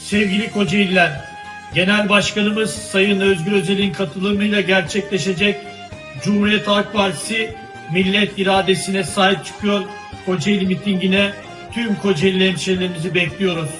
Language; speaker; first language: Turkish; native; Turkish